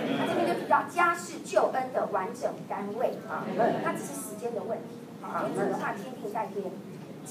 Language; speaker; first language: Chinese; native; Chinese